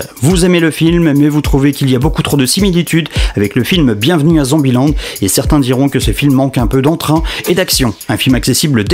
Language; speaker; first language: French; native; French